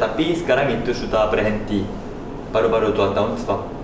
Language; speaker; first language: Indonesian; non-native, fluent; Korean